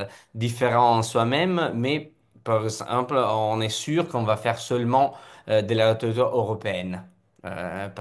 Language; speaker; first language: French; non-native, fluent; Italian